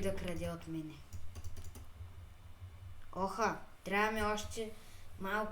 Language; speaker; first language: Bulgarian; native; Bulgarian